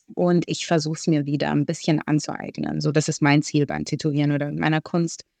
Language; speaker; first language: German; early bilingual, other home language; Arabic